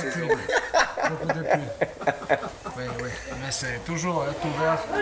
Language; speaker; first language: French; early bilingual, heritage; French